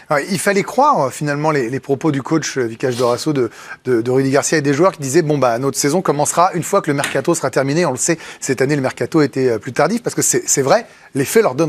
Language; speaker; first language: French; native; French